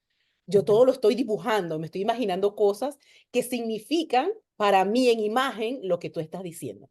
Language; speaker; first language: Spanish; native; Spanish